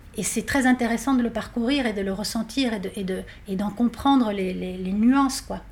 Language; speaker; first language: French; non-native, fluent; Spanish